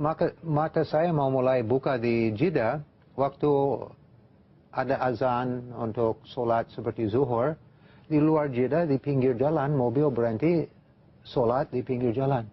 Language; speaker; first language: Indonesian; non-native, fluent; English